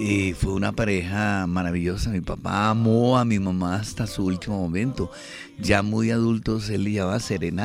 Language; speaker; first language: Spanish; native; Spanish